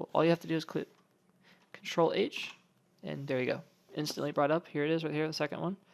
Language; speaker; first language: English; native; English